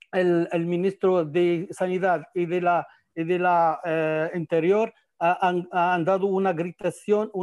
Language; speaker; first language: Spanish; non-native, fluent; Arabic